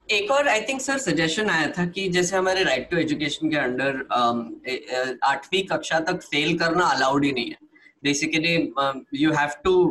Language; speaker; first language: Hindi; native; Hindi